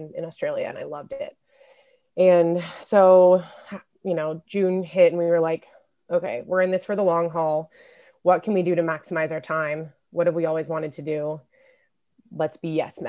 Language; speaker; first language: English; native; English